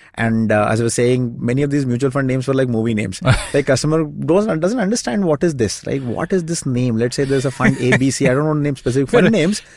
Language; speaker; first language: English; non-native, local second language; Kannada